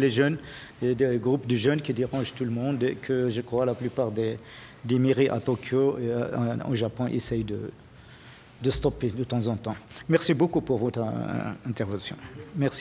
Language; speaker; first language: French; non-native, fluent; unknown